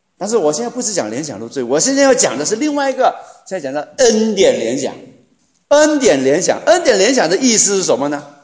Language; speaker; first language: Chinese; native; Chinese